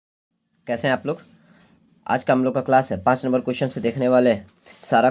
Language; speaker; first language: Hindi; native; Hindi